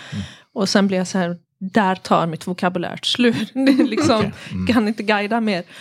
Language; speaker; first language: Swedish; early bilingual, other home language; Persian